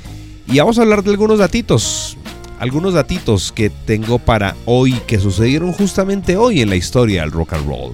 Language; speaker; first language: Spanish; native; Spanish